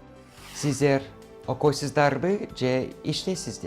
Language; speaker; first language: Kyrgyz; non-native, fluent; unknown